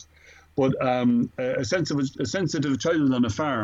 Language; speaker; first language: English; native; English